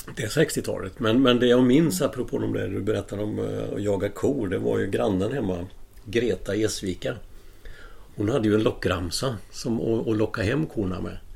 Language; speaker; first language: Swedish; native; Swedish